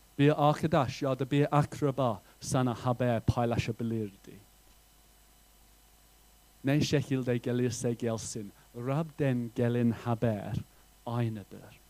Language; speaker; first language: Turkish; non-native, fluent; English